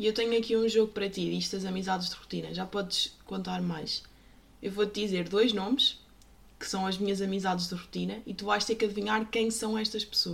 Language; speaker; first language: Portuguese; native; Portuguese